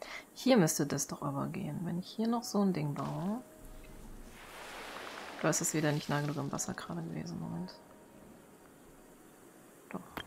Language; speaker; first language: German; native; German